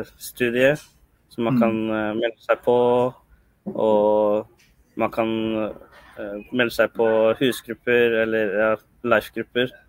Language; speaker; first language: Norwegian; early bilingual, other home language; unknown